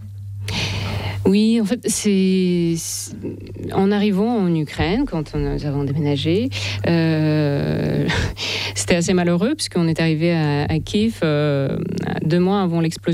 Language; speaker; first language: French; non-native, fluent; Russian